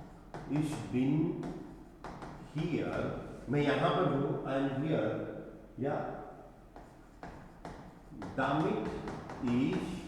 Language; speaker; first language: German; non-native, fluent; Hindi